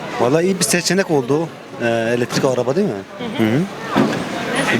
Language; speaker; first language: Turkish; early bilingual, heritage; Turkish